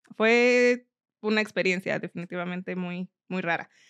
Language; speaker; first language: Spanish; native; Spanish